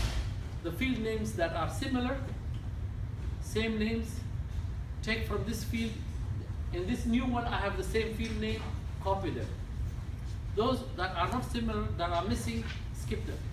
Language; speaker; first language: English; non-native, fluent; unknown